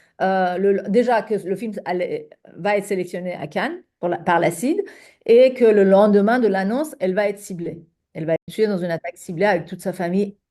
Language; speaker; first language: French; non-native, fluent; Persian